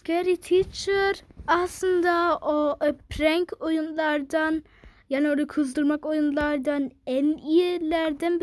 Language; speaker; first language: Turkish; early bilingual, heritage; Turkish